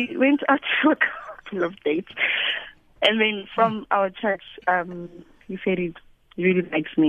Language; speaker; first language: English; non-native, local second language; Swati